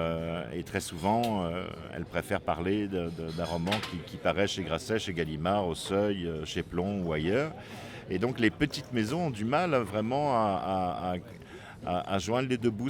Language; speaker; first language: French; native; French